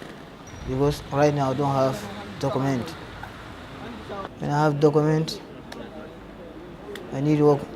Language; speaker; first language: English; non-native, learner; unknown